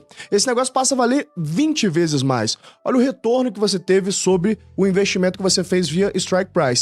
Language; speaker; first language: Portuguese; native; Portuguese